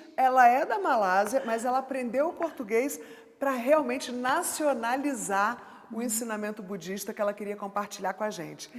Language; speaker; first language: Portuguese; native; Portuguese